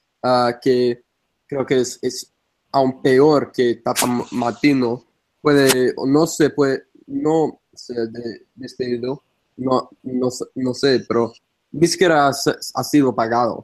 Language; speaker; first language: Spanish; non-native, fluent; English